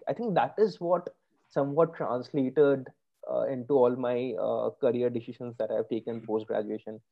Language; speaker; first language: English; non-native, local second language; Bangla